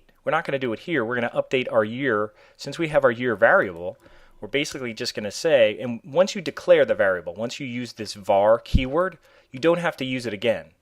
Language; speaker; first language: English; native; English